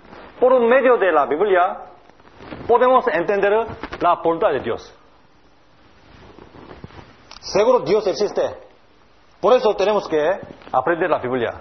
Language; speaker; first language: Spanish; non-native, learner; Korean